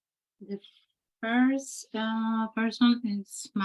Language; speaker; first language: English; non-native, learner; Spanish